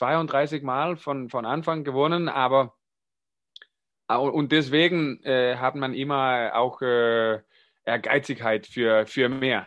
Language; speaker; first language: German; non-native, fluent; Danish